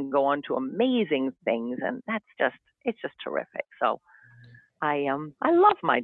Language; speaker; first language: English; native; English